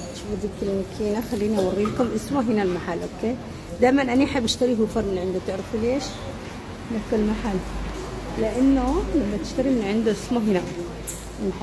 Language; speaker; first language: Arabic; native; Arabic